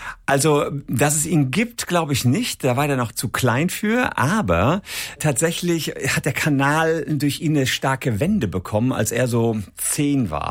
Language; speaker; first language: German; native; German